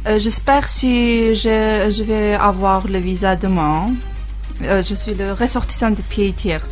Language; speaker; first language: French; non-native, learner; Armenian